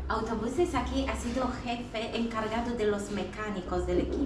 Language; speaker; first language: Spanish; non-native, fluent; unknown